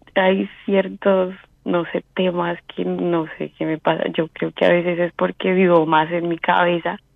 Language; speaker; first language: Spanish; native; Spanish